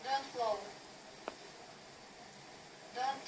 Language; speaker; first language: English; non-native, learner; Russian